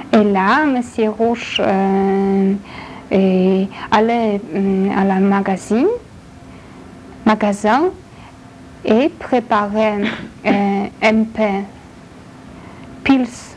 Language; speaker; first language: French; non-native, learner; Polish